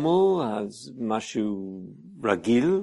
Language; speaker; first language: Hebrew; non-native, fluent; English